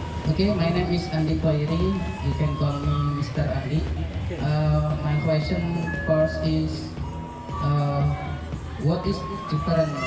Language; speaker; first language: English; non-native, learner; Indonesian